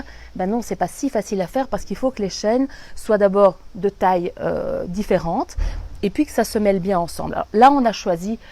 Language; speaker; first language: French; native; French